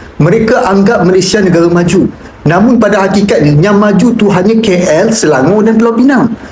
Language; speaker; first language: Malay; native; Malay